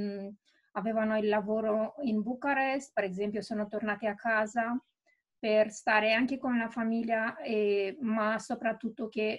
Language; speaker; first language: Italian; non-native, fluent; Romanian